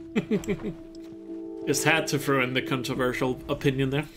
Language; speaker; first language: English; non-native, fluent; Danish